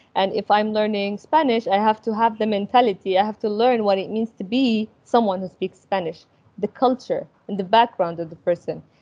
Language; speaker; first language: English; early bilingual, other home language; Arabic